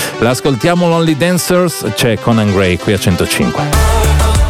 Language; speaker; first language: Italian; native; Italian